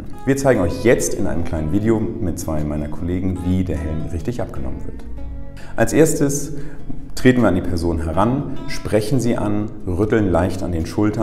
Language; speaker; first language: German; native; German